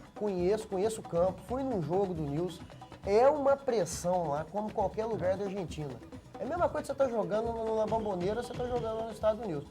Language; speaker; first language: Portuguese; native; Portuguese